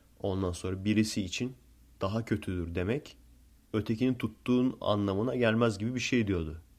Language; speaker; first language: Turkish; early bilingual, heritage; Turkish